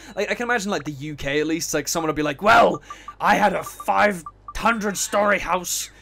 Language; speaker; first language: English; native; English